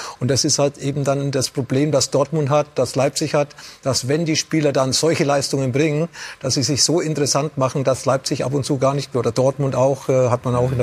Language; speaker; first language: German; native; German